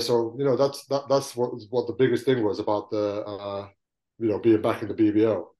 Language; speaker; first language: English; native; English